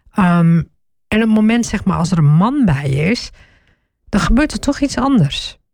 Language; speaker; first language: Dutch; early bilingual, other home language; Turkish